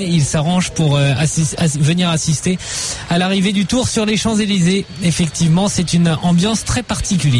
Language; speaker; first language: French; native; French